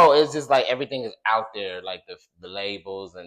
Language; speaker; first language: English; native; English